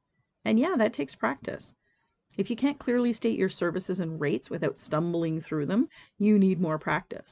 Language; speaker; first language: English; native; English